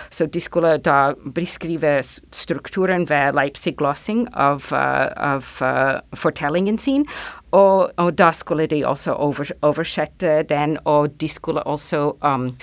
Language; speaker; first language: Norwegian; non-native, fluent; English